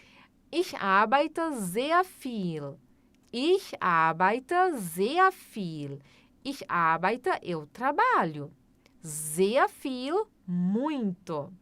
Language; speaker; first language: German; non-native, fluent; Portuguese